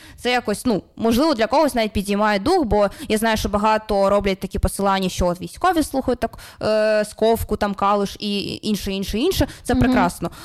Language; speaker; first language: Ukrainian; non-native, local second language; Russian